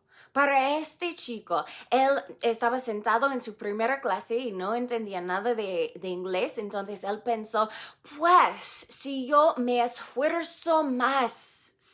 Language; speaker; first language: Spanish; non-native, fluent; English